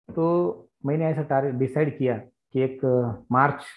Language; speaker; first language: Hindi; non-native, local second language; Marathi